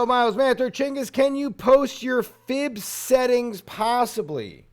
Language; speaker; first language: English; native; English